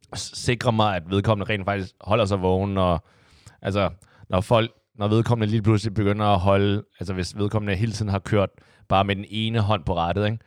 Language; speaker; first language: Danish; non-native, fluent; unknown